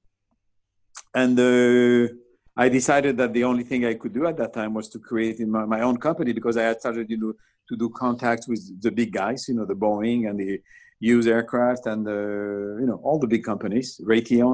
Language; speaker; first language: English; non-native, fluent; French